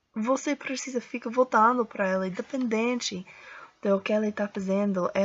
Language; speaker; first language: Portuguese; non-native, learner; English